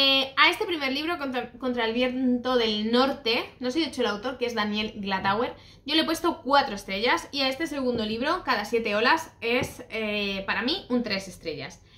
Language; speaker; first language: Spanish; native; Spanish